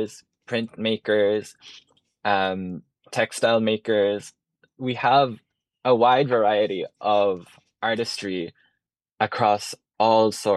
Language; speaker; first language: English; native; English